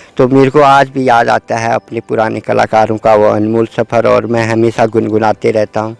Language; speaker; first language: Hindi; non-native, local second language; Garhwali